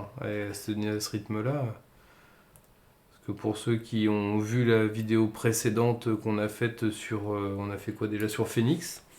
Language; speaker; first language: French; native; French